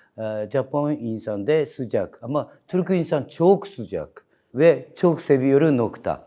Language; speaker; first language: Turkish; non-native, learner; Japanese